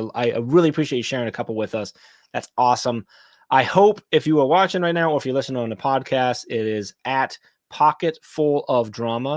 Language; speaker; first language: English; native; English